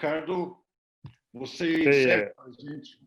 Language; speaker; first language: Portuguese; non-native, fluent; English